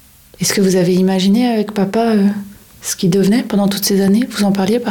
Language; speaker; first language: French; native; French